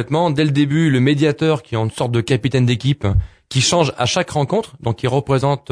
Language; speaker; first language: French; native; French